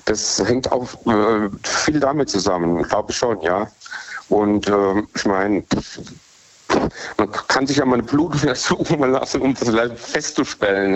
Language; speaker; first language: German; native; German